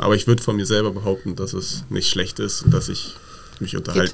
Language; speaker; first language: German; native; German